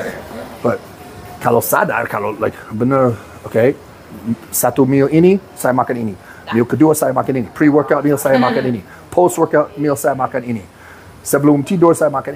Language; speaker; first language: Indonesian; non-native, fluent; English